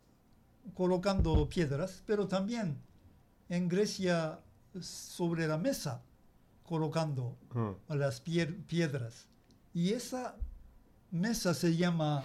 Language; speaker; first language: Spanish; non-native, learner; Japanese